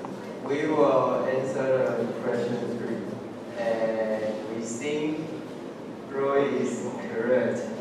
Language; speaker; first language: English; non-native, learner; Chinese